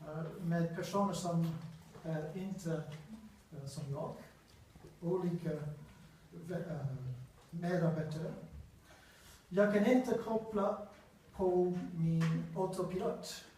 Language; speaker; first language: Swedish; non-native, learner; English